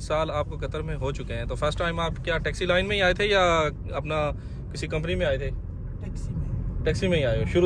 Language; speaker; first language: Hindi; native; Hindi